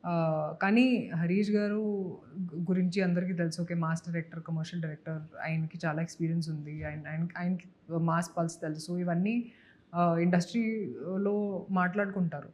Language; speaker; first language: Telugu; non-native, fluent; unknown